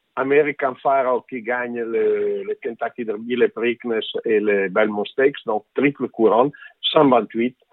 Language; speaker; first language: French; non-native, fluent; English